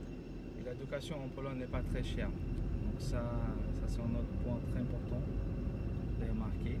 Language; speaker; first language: French; non-native, fluent; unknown